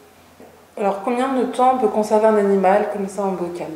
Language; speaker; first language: French; native; French